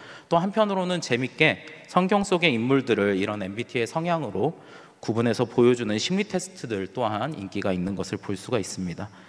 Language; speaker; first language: Korean; native; Korean